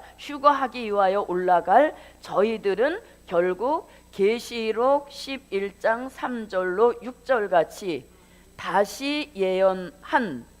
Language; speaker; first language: Korean; native; Korean